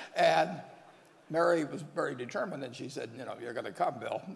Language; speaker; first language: English; native; English